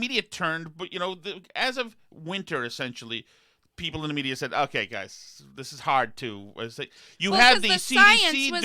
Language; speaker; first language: English; native; English